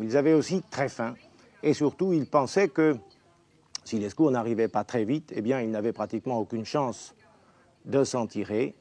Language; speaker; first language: French; native; French